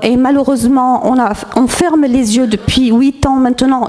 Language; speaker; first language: French; non-native, fluent; Arabic